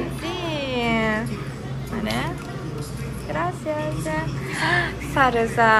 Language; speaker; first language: Spanish; non-native, learner; Japanese